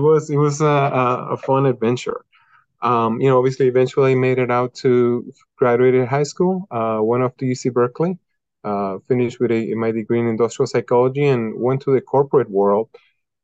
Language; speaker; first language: English; non-native, fluent; Spanish